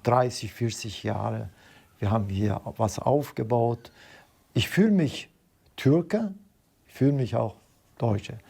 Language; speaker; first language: German; non-native, fluent; Turkish